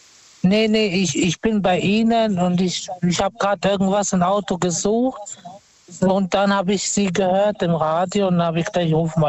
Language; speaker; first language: German; non-native, fluent; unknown